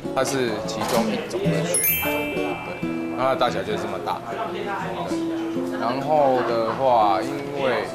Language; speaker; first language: Chinese; native; Chinese